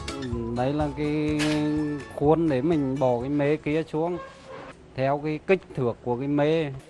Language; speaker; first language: Vietnamese; native; Vietnamese